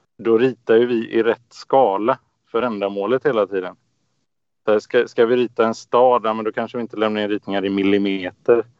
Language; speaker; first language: Swedish; native; Swedish